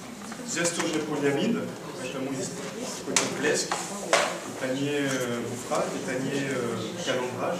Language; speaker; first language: Russian; non-native, learner; French